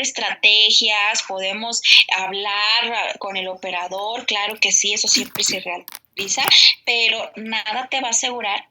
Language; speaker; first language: Spanish; native; Spanish